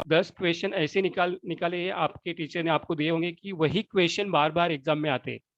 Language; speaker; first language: Hindi; non-native, local second language; Marathi